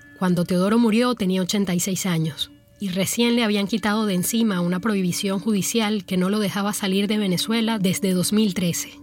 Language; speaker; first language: Spanish; native; Spanish